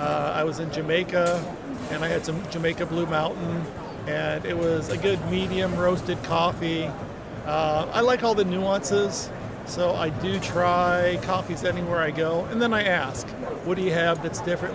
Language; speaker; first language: English; native; English